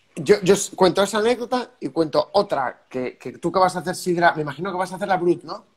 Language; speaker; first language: Spanish; native; Spanish